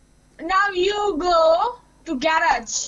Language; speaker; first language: English; non-native, learner; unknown